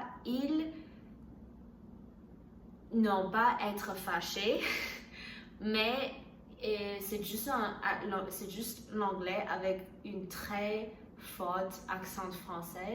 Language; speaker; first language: French; non-native, learner; Chinese